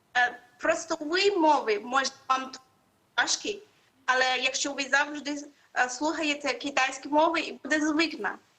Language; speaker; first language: Ukrainian; non-native, learner; Chinese